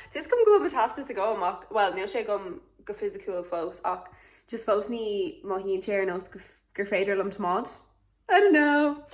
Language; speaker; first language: Irish; non-native, local second language; English